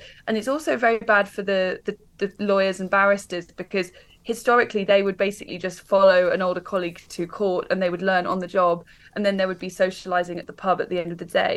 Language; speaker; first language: English; native; English